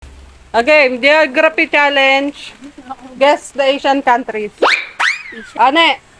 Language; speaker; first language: English; non-native, local second language; Filipino